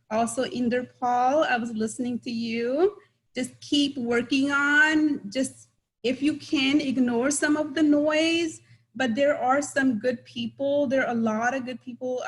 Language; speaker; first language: English; non-native, local second language; Punjabi